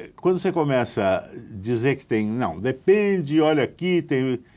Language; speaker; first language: Portuguese; native; Portuguese